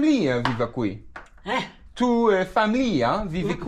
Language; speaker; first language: Italian; non-native, learner; English